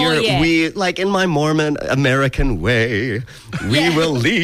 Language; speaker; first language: English; native; English